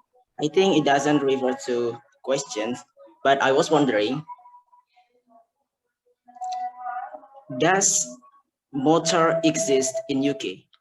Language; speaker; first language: English; non-native, learner; Indonesian